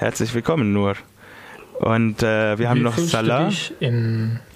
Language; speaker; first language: German; non-native, fluent; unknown